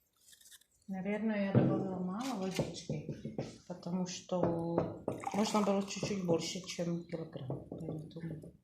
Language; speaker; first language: Russian; non-native, learner; Czech